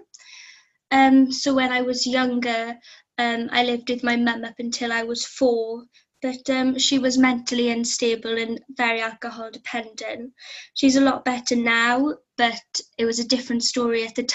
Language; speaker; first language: English; native; English